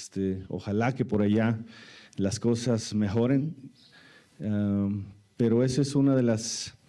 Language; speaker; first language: Spanish; native; Spanish